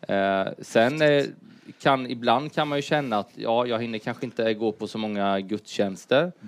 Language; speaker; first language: Swedish; native; Swedish